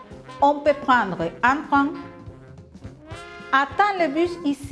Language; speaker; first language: French; non-native, fluent; Spanish